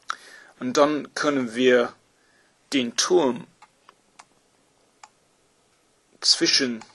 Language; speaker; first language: German; non-native, fluent; English